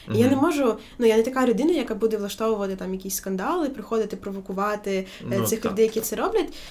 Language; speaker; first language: Ukrainian; native; Ukrainian